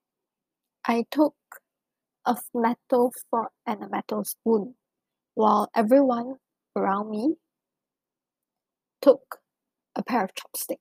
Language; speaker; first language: English; non-native, local second language; Chinese